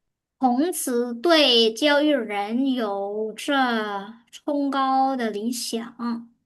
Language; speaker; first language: Chinese; non-native, fluent; Khmer